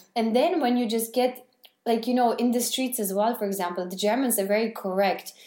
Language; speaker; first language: English; non-native, fluent; Lithuanian